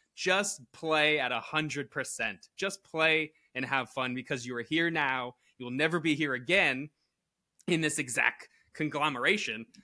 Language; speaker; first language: English; native; English